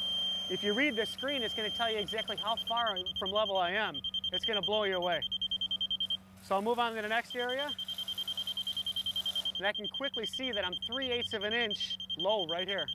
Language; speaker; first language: English; native; English